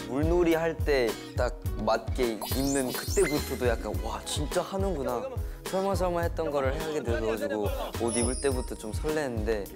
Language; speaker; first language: Korean; non-native, learner; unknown